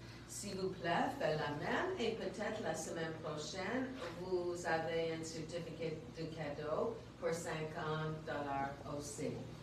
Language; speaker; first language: French; non-native, fluent; English